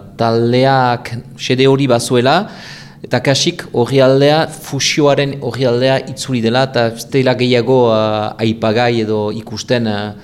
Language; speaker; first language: Basque; native; Basque